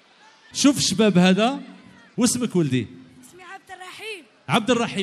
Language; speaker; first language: Arabic; native; Arabic